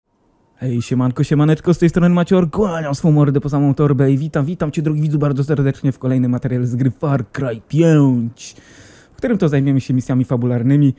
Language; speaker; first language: Polish; native; Polish